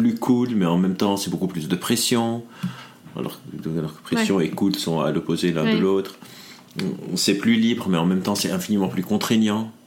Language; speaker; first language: French; non-native, local second language; Arabic